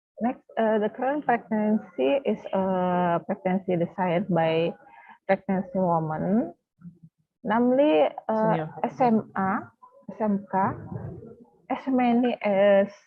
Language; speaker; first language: English; non-native, learner; Indonesian